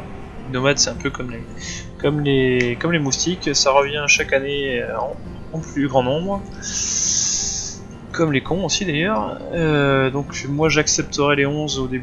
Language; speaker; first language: French; native; French